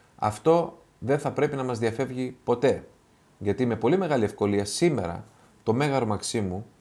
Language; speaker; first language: Greek; native; Greek